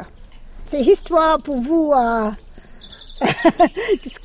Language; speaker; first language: French; non-native, fluent; English